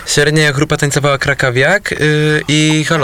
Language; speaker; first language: Polish; non-native, local second language; Belarusian